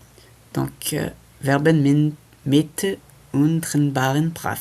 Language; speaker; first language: German; non-native, fluent; French